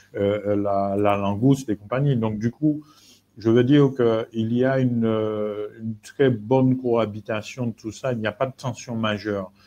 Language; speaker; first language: French; native; French